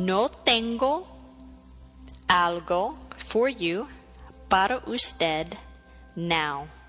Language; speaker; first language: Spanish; non-native, fluent; English